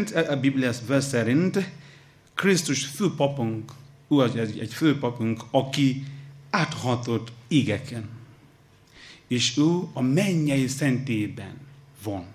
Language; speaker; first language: Hungarian; non-native, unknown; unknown